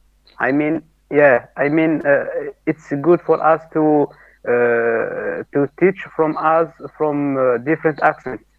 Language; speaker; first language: English; non-native, learner; Arabic